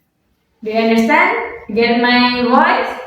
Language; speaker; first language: English; non-native, fluent; Indonesian